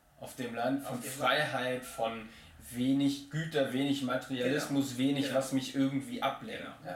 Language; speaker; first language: German; native; German